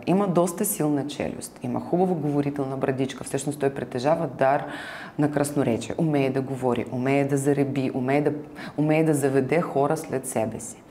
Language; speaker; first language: Bulgarian; non-native, fluent; Ukrainian